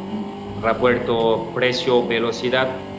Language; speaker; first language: Spanish; non-native, learner; French